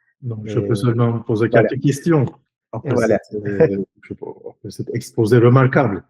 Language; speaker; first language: French; non-native, fluent; Turkish